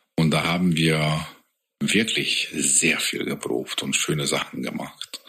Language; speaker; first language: German; non-native, fluent; Hungarian